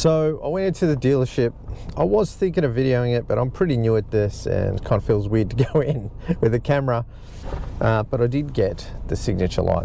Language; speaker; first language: English; native; English